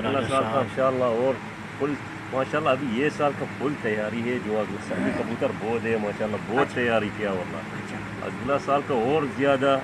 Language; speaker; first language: Hindi; non-native, learner; Arabic